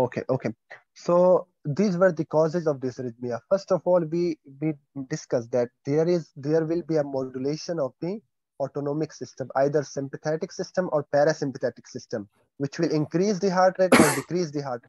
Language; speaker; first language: English; non-native, fluent; Pashto